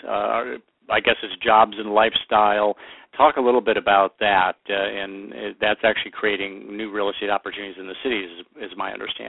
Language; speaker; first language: English; native; English